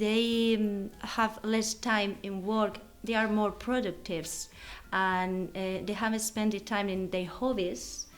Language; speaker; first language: English; non-native, learner; Spanish